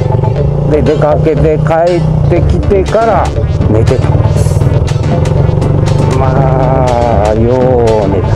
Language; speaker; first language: Japanese; native; Japanese